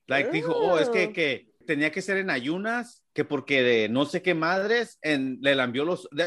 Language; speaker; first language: Spanish; early bilingual, heritage; Spanish